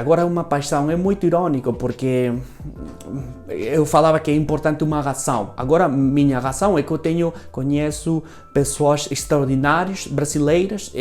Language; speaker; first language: Portuguese; non-native, fluent; Spanish